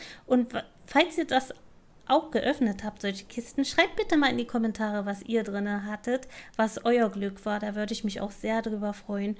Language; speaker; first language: German; native; German